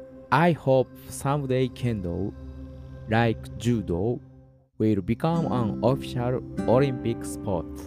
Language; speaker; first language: English; non-native, fluent; Japanese